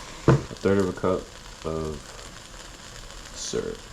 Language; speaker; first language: English; native; English